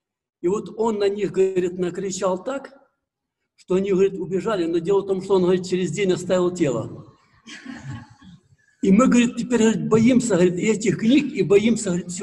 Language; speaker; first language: Russian; native; Russian